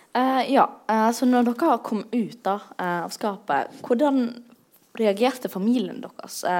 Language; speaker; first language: Norwegian; native; Norwegian